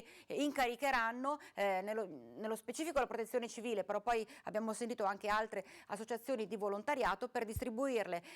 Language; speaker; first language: Italian; native; Italian